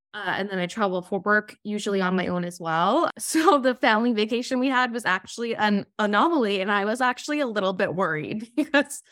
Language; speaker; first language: English; native; English